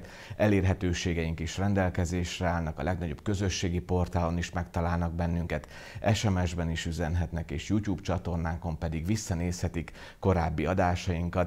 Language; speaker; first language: Hungarian; native; Hungarian